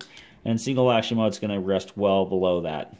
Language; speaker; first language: English; native; English